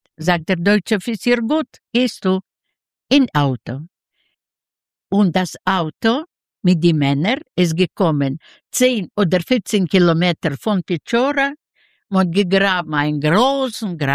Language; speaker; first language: German; non-native, learner; Yiddish